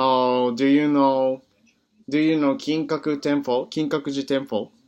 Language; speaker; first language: English; non-native, learner; Japanese